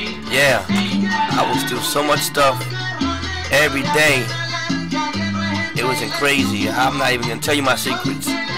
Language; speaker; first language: English; non-native, fluent; Spanish